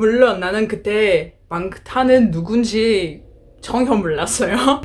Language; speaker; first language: Korean; non-native, learner; Greek